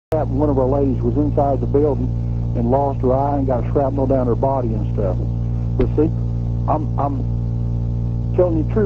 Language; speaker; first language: English; native; English